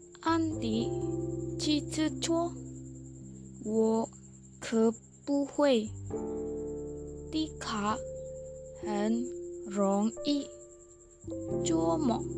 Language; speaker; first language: Chinese; non-native, learner; Vietnamese